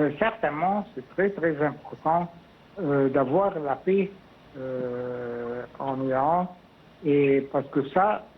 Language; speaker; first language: French; non-native, fluent; Arabic